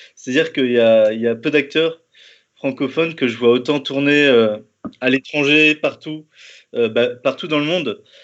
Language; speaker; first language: French; native; French